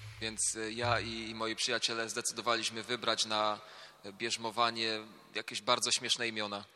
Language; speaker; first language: Polish; native; Polish